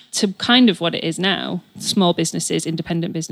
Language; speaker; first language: English; native; English